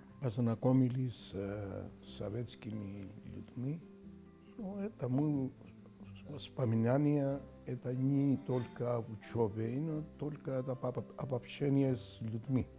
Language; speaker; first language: Russian; non-native, fluent; Greek